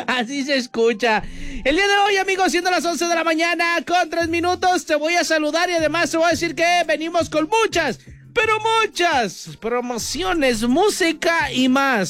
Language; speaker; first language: Spanish; native; Spanish